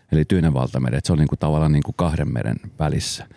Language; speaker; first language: Finnish; early bilingual, other home language; Spanish